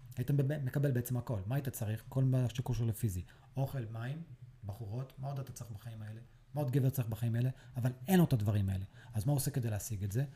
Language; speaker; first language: Hebrew; early bilingual, other home language; English